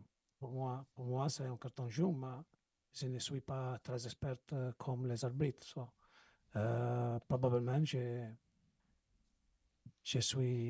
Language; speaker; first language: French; non-native, learner; Italian